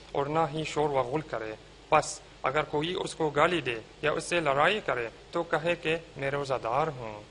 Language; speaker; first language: Urdu; non-native, fluent; Arabic